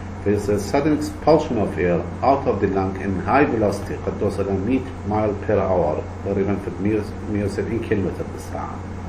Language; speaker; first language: English; non-native, fluent; Arabic